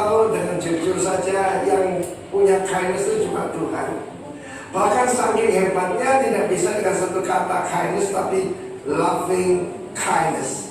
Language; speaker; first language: Indonesian; native; Indonesian